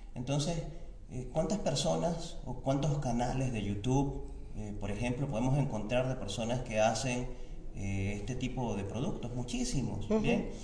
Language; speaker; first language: Spanish; native; Spanish